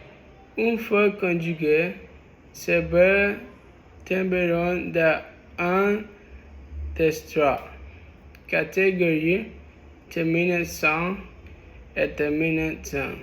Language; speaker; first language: French; non-native, learner; Spanish